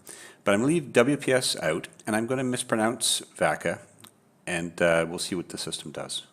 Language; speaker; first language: English; native; English